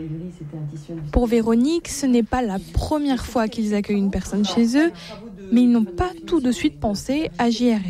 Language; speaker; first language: French; native; French